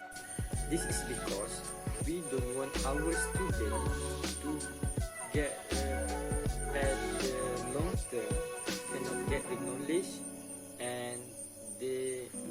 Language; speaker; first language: English; non-native, local second language; Malay